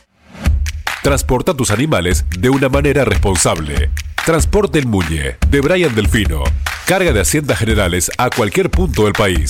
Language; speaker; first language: Spanish; native; Spanish